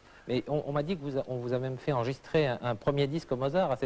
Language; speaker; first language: French; native; French